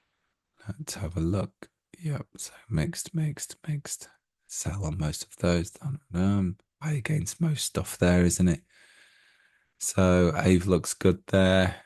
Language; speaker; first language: English; native; English